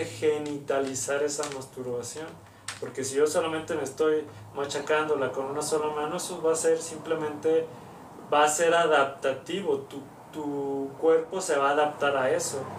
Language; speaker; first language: Spanish; native; Spanish